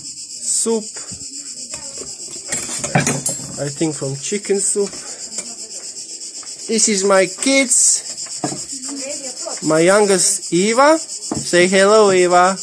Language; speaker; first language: English; non-native, learner; Croatian